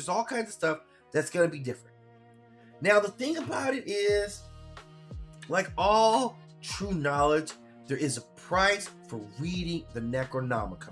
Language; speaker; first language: English; native; English